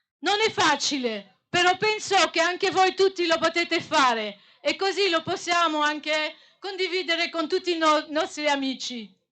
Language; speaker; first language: Italian; non-native, fluent; French